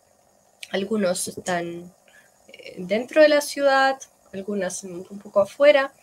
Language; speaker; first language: Spanish; non-native, fluent; Russian